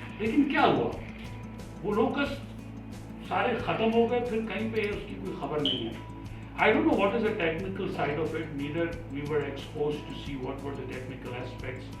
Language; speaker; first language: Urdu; non-native, local second language; Sindhi